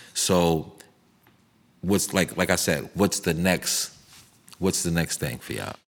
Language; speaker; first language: English; native; English